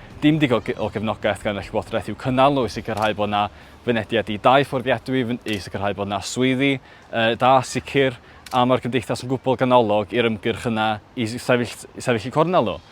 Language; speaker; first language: Welsh; native; Welsh